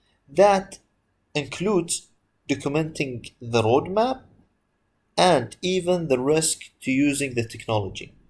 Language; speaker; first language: English; non-native, fluent; Arabic